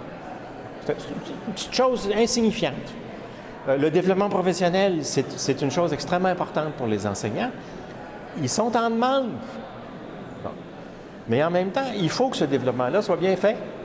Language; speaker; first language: French; native; French